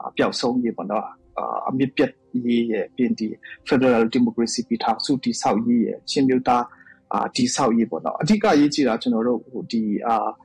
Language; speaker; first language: Burmese; non-native, local second language; Hakha Chin